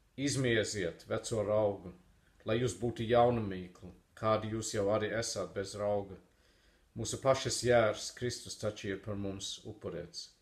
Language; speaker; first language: Latvian; native; Latvian